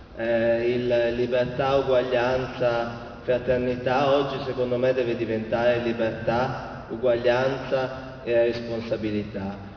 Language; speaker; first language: Italian; native; Italian